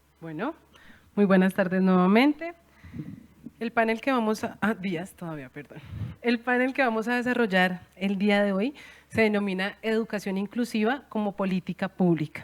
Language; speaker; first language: Spanish; native; Spanish